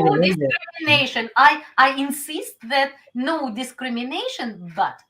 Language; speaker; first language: English; non-native, learner; Ukrainian